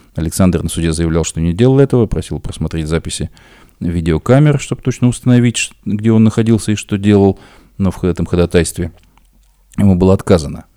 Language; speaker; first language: Russian; native; Russian